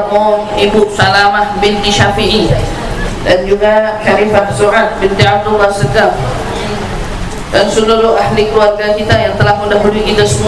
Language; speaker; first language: Indonesian; native; Indonesian